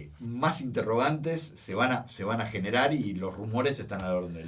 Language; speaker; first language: Spanish; native; Spanish